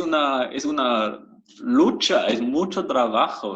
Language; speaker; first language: Spanish; non-native, fluent; German